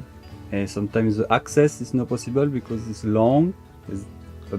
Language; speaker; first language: English; non-native, learner; French